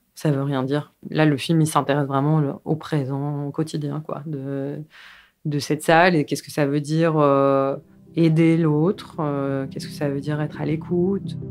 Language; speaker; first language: French; native; French